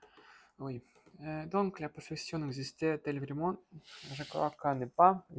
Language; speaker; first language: French; non-native, learner; Russian